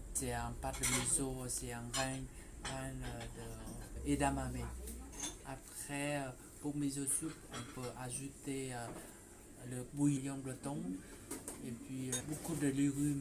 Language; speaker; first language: French; non-native, fluent; Vietnamese